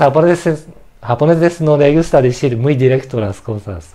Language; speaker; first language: Spanish; non-native, learner; Japanese